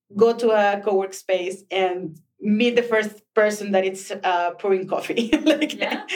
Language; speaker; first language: English; non-native, fluent; Spanish